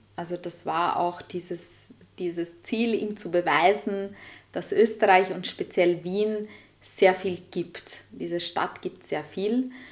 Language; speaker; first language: German; non-native, fluent; Italian